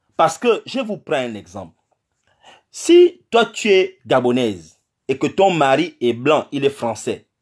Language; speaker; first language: French; non-native, local second language; Fang